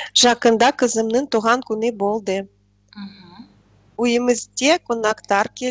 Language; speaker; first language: Kazakh; non-native, learner; Russian